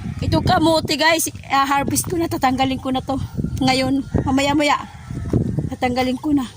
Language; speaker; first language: Filipino; non-native, local second language; Waray